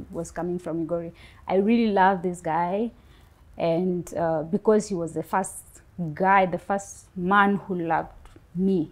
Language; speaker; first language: English; non-native, local second language; Luo (Kenya and Tanzania)